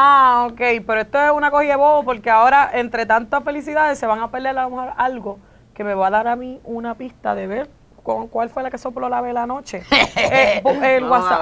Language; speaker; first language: Spanish; native; Spanish